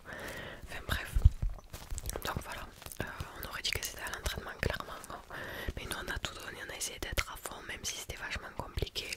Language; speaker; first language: French; native; French